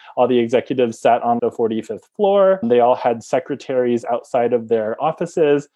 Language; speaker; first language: English; native; English